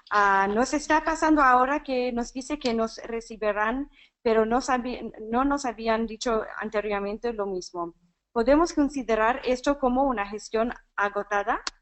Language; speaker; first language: Spanish; non-native, fluent; English